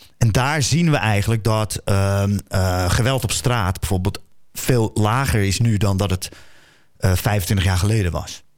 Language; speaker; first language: Dutch; native; Dutch